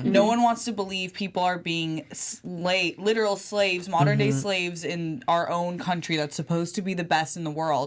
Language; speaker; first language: English; native; English